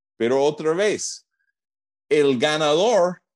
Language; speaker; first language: Spanish; non-native, fluent; English